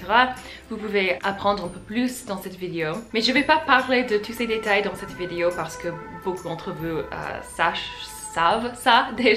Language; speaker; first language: French; non-native, fluent; English